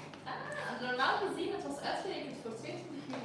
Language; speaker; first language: Dutch; native; Dutch